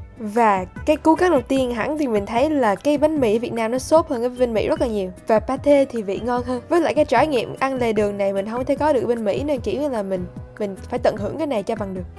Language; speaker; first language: Vietnamese; early bilingual, heritage; Vietnamese